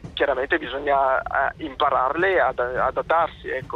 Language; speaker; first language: Italian; non-native, fluent; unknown